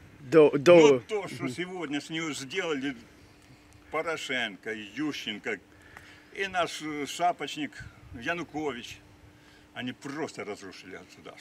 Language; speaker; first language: Russian; native; Russian